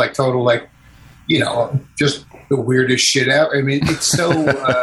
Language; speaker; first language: English; native; English